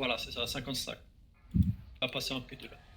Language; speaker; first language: French; native; French